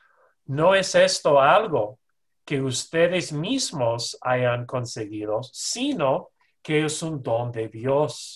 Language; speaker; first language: Spanish; non-native, fluent; English